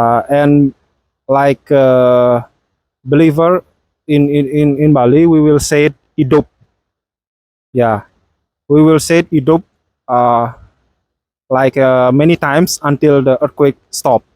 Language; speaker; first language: English; non-native, fluent; Balinese